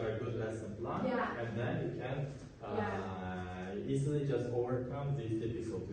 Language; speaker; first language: English; non-native, fluent; Uzbek